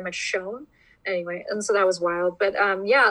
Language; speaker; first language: English; native; English